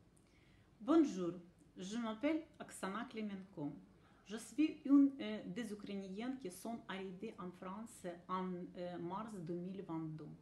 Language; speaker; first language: French; non-native, learner; Ukrainian